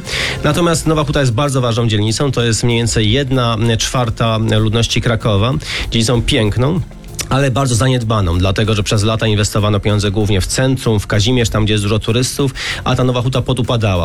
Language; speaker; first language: Polish; native; Polish